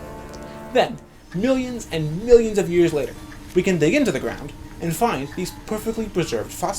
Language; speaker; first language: English; native; English